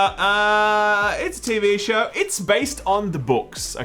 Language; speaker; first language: English; native; English